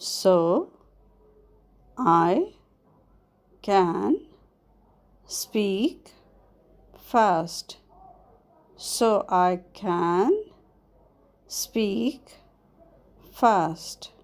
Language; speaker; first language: English; non-native, fluent; Arabic